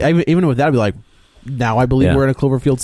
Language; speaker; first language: English; native; English